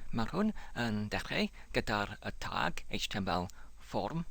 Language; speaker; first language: Welsh; non-native, fluent; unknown